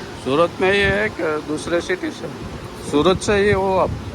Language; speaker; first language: Hindi; non-native, local second language; Gujarati